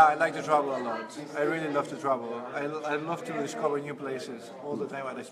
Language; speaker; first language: English; non-native, fluent; Spanish